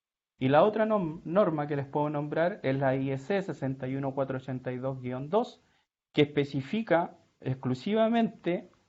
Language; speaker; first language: Spanish; native; Spanish